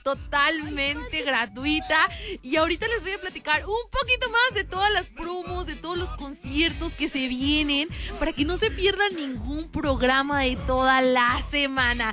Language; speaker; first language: Spanish; native; Spanish